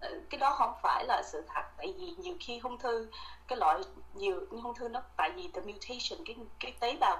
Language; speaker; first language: Vietnamese; early bilingual, heritage; Vietnamese